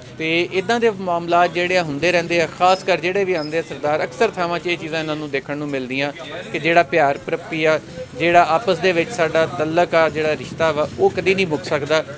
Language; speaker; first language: Punjabi; native; Punjabi